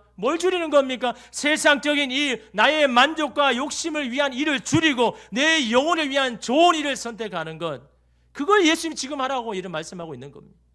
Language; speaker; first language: Korean; native; Korean